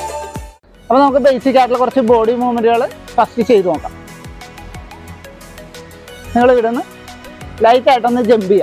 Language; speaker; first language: Malayalam; native; Malayalam